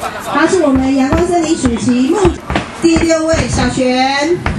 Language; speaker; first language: Chinese; native; Chinese